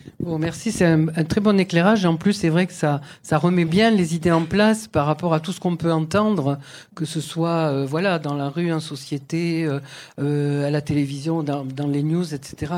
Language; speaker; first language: French; native; French